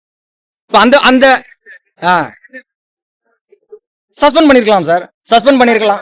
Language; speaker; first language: Tamil; native; Tamil